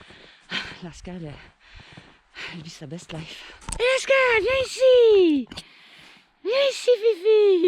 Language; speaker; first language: French; native; French